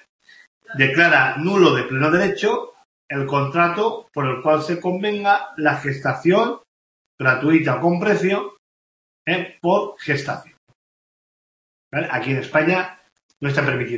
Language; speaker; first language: Spanish; native; Spanish